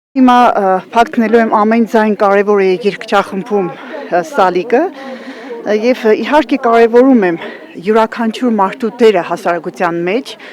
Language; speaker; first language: Armenian; native; Armenian